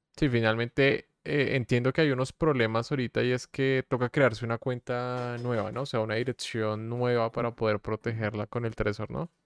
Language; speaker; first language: Spanish; native; Spanish